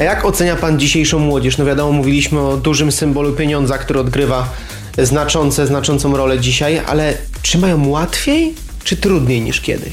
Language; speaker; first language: Polish; native; Polish